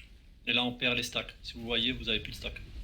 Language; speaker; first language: French; native; French